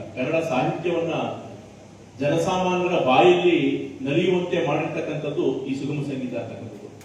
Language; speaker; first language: Kannada; native; Kannada